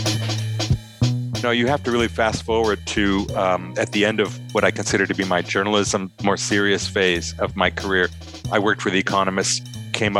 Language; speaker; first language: English; native; English